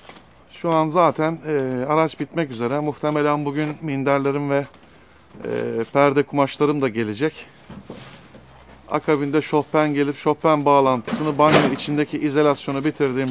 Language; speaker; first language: Turkish; native; Turkish